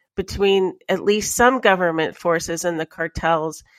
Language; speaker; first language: English; native; English